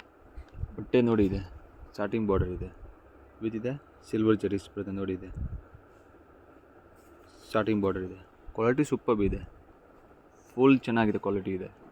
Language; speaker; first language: Kannada; non-native, local second language; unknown